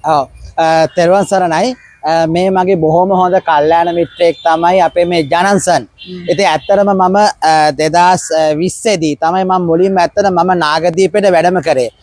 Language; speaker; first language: Sinhala; native; Sinhala